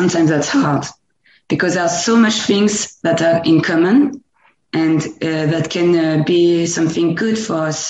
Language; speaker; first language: English; non-native, fluent; French